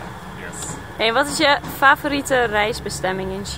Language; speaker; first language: Dutch; native; Dutch